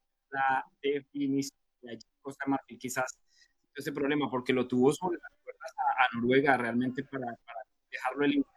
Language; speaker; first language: Spanish; native; Spanish